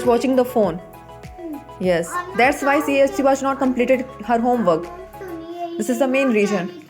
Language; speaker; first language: English; non-native, local second language; Hindi